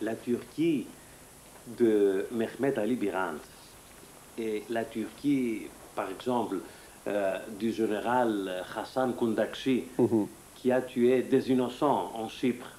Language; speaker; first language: French; non-native, fluent; Greek